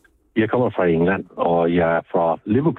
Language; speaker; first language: Danish; non-native, fluent; English